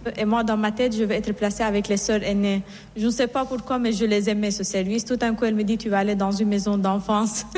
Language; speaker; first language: French; non-native, fluent; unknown